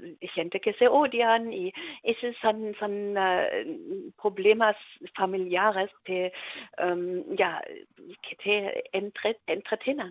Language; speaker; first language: Spanish; non-native, learner; German